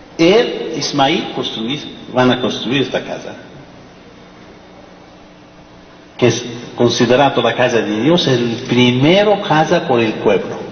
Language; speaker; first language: Spanish; non-native, fluent; Persian